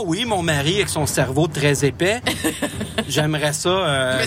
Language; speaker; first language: French; native; French